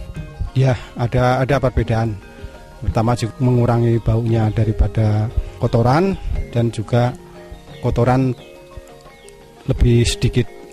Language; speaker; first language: Indonesian; non-native, local second language; Javanese